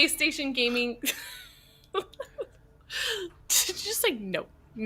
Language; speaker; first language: English; native; English